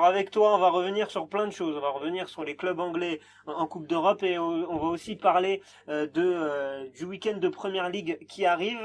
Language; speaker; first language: French; native; French